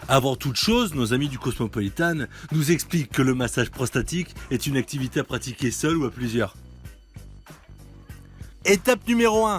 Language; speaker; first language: French; native; French